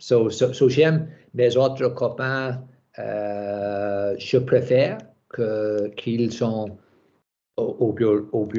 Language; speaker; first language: French; non-native, learner; English